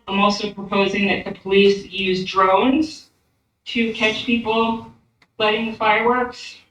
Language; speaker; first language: English; native; English